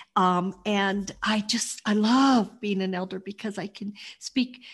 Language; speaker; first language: English; native; English